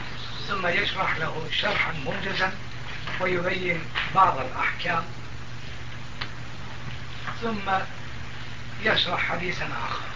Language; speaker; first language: Arabic; non-native, fluent; Turkish